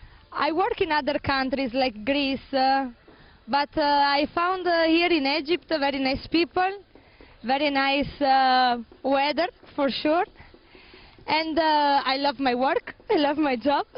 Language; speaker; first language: English; non-native, learner; Italian